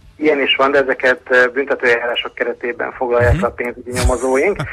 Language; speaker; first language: Hungarian; native; Hungarian